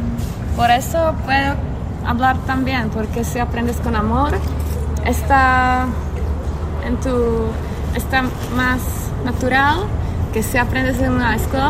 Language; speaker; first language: Spanish; non-native, learner; Czech